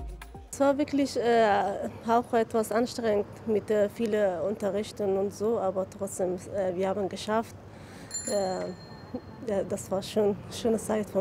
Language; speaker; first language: German; non-native, learner; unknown